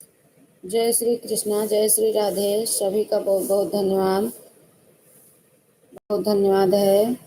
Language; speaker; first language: Hindi; non-native, local second language; Awadhi